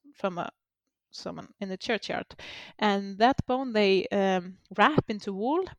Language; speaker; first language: English; non-native, fluent; Icelandic